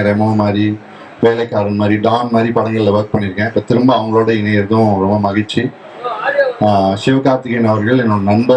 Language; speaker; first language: Tamil; native; Tamil